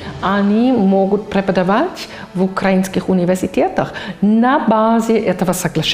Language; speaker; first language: Russian; non-native, fluent; German